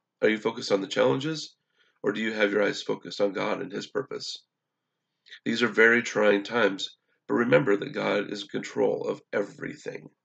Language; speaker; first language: English; native; English